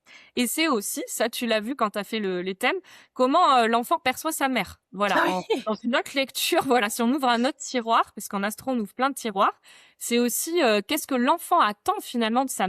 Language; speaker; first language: French; native; French